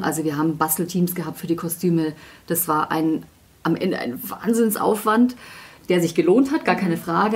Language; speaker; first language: German; native; German